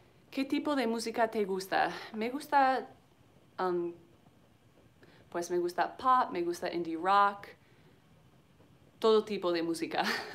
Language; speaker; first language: Spanish; non-native, learner; English